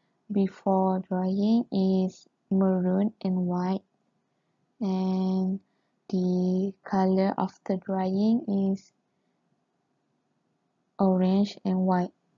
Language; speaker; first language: English; non-native, local second language; Malay